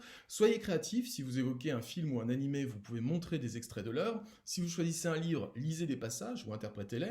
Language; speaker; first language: French; native; French